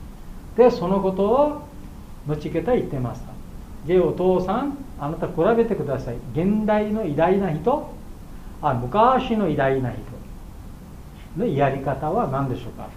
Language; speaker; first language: Japanese; non-native, learner; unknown